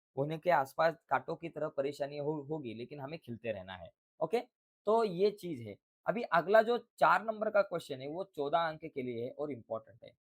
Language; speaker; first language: Hindi; non-native, local second language; Marathi